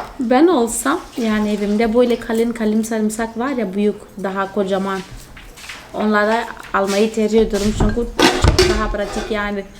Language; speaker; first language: Turkish; non-native, fluent; Portuguese